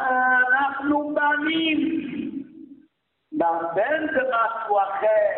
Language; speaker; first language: Hebrew; non-native, fluent; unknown